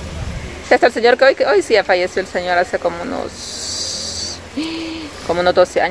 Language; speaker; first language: Spanish; native; Spanish